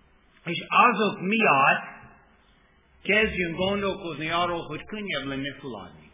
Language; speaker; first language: Hungarian; non-native, fluent; English